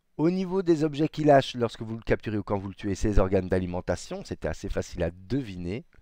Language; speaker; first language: French; native; French